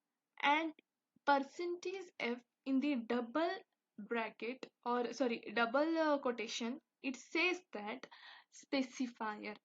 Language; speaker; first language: English; non-native, local second language; Hindi